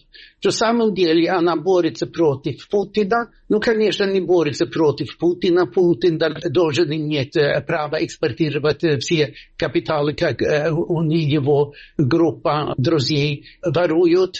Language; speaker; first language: Russian; non-native, fluent; Swedish